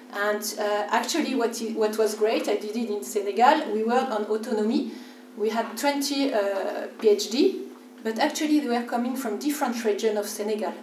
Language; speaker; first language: English; non-native, fluent; French